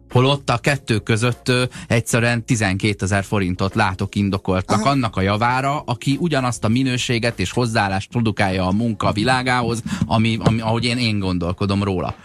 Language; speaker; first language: Hungarian; native; Hungarian